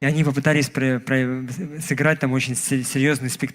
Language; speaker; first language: Russian; native; Russian